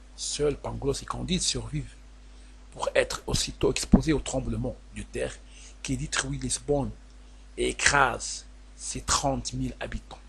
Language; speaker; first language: French; non-native, local second language; Arabic